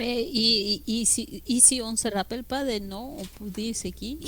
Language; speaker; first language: French; non-native, fluent; Spanish